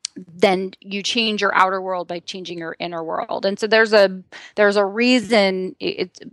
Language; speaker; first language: English; native; English